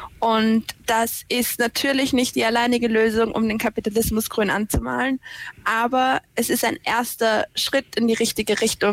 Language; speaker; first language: German; native; German